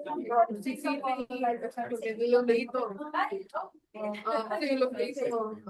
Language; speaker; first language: Spanish; non-native, learner; English